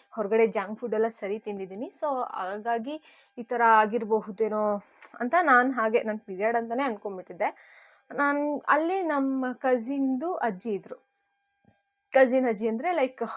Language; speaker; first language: Kannada; native; Kannada